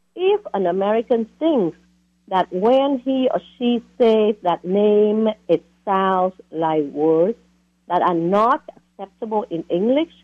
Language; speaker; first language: English; non-native, fluent; Vietnamese